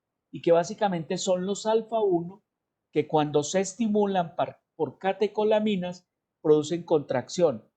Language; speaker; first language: Spanish; native; Spanish